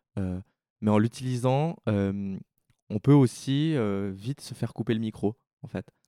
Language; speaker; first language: French; native; French